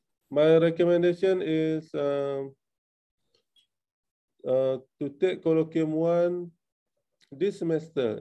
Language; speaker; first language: English; non-native, local second language; Malay